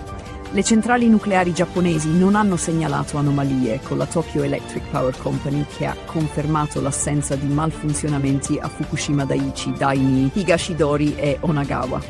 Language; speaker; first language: Italian; native; Italian